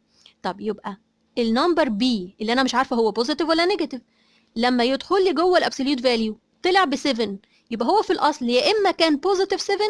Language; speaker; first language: Arabic; native; Arabic